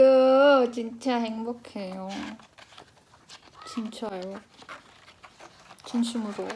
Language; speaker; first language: Korean; non-native, learner; Indonesian